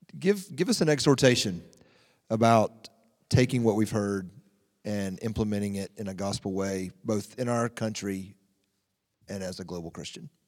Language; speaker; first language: English; native; English